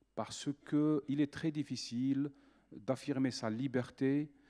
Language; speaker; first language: French; non-native, local second language; Arabic